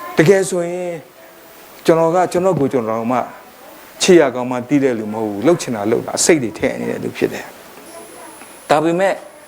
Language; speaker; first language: Burmese; non-native, local second language; Kachin